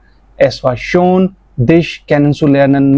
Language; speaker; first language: German; non-native, fluent; Hindi